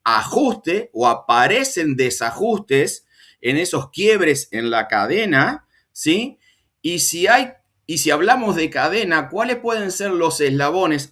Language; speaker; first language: Spanish; native; Spanish